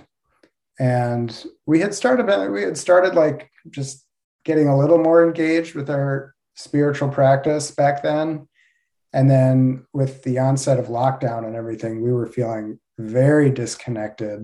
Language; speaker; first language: English; native; English